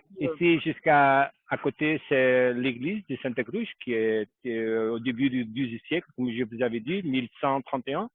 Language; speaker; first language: French; non-native, fluent; Portuguese